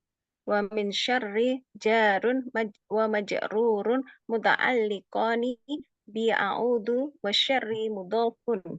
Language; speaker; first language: Arabic; non-native, learner; Indonesian